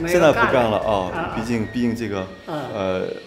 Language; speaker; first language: Chinese; native; Chinese